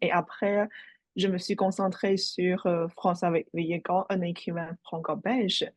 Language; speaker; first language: French; non-native, fluent; Chinese